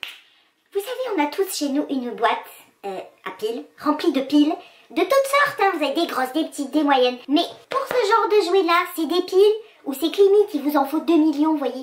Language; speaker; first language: French; native; French